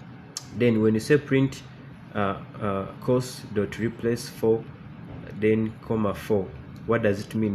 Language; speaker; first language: English; non-native, local second language; Ganda